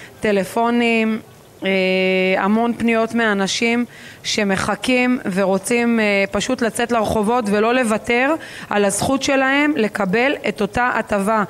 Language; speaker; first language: Hebrew; native; Hebrew